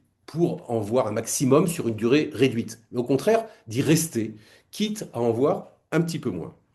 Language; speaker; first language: French; native; French